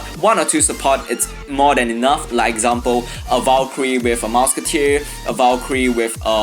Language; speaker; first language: English; non-native, fluent; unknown